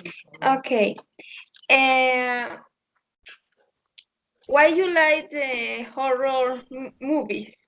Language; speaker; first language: English; non-native, fluent; Spanish